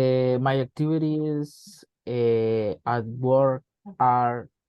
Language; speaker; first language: English; non-native, learner; Spanish